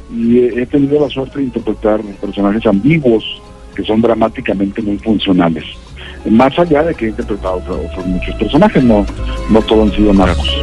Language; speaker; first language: Spanish; native; Spanish